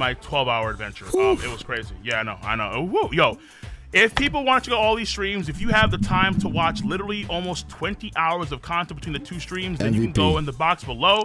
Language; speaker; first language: English; native; English